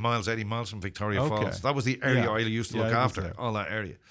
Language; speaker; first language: English; native; English